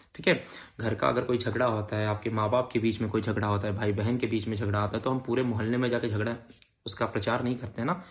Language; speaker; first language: Hindi; native; Hindi